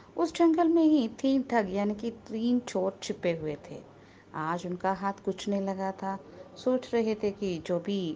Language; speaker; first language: Hindi; non-native, local second language; Telugu